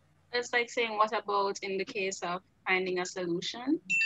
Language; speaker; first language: English; native; English